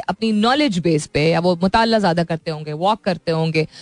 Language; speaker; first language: Urdu; native; Urdu